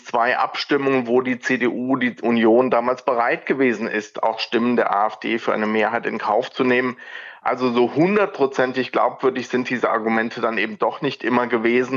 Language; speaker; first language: German; native; German